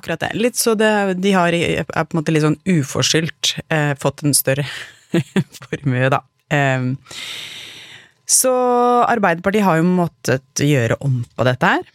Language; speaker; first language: Norwegian; native; Norwegian